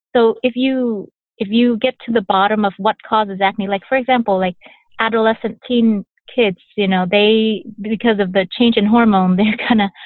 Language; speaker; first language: English; early bilingual, other home language; Vietnamese